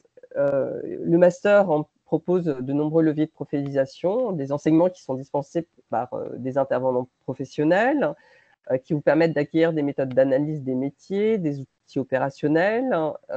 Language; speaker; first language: French; native; French